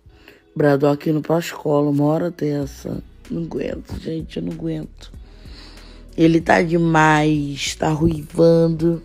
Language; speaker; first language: Portuguese; native; Portuguese